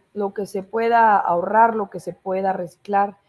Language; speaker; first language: Spanish; native; Spanish